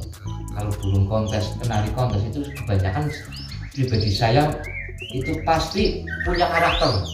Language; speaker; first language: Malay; non-native, local second language; Javanese